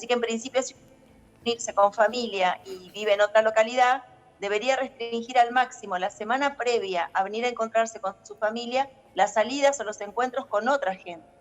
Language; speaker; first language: Spanish; native; Spanish